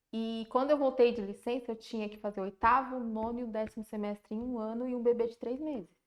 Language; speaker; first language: Portuguese; native; Portuguese